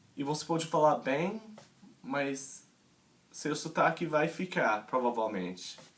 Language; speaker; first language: Portuguese; non-native, fluent; English